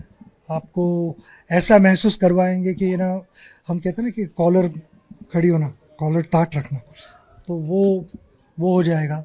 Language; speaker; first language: Hindi; non-native, local second language; Marathi